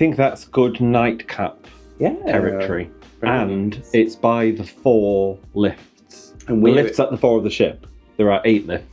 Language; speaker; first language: English; native; English